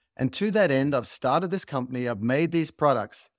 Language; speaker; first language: English; native; English